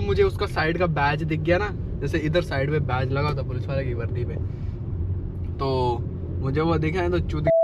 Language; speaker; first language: Hindi; native; Hindi